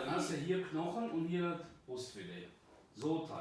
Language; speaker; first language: German; native; German